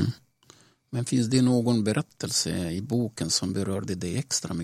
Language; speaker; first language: Swedish; non-native, fluent; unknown